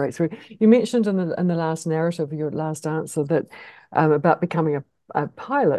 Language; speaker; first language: English; native; English